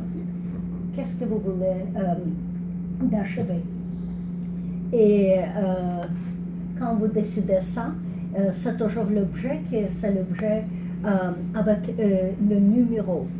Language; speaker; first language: French; non-native, learner; English